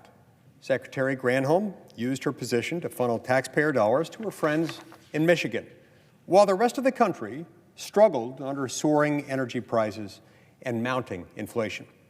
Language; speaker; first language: English; native; English